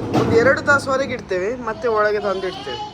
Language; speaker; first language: Kannada; non-native, local second language; Tulu